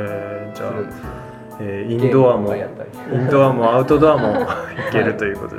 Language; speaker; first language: Japanese; native; Japanese